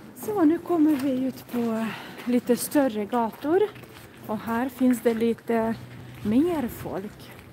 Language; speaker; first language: Swedish; non-native, fluent; Russian